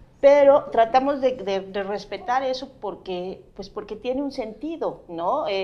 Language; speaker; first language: Spanish; native; Spanish